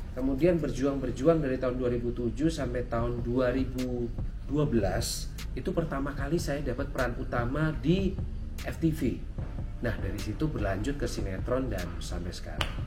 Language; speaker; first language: Indonesian; native; Indonesian